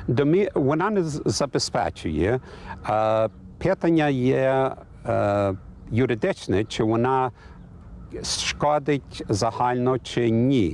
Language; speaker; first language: Ukrainian; early bilingual, heritage; English